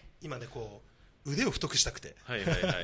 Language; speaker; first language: Japanese; native; Japanese